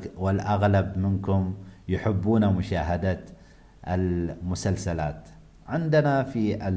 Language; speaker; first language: Arabic; native; Arabic